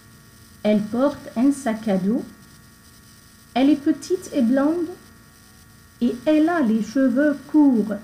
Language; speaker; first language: French; non-native, fluent; Arabic